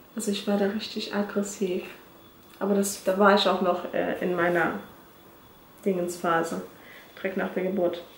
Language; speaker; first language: German; early bilingual, other home language; Turkish